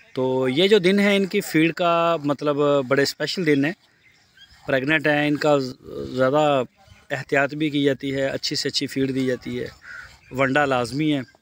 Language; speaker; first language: Urdu; non-native, local second language; Punjabi